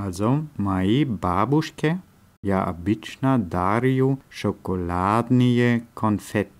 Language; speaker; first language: Russian; non-native, learner; German